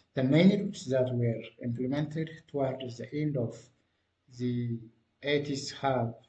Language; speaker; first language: English; non-native, local second language; Amharic